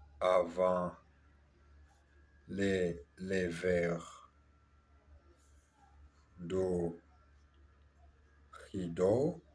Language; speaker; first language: French; non-native, learner; Portuguese